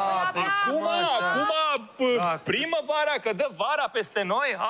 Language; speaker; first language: Romanian; native; Romanian